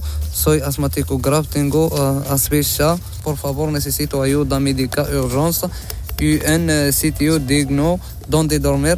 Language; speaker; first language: Spanish; non-native, learner; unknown